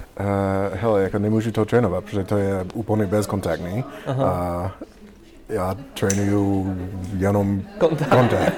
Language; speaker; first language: Czech; non-native, learner; English